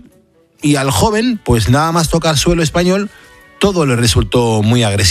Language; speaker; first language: Spanish; native; Spanish